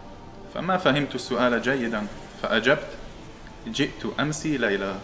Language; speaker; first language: Arabic; non-native, learner; English